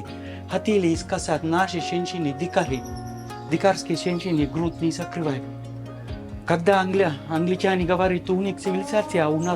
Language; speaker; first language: Russian; non-native, fluent; Sinhala